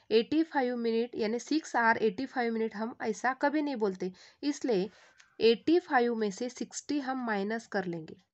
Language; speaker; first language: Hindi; non-native, local second language; Marathi